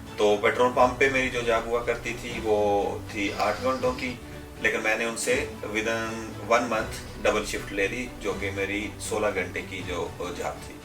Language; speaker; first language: Urdu; non-native, local second language; Punjabi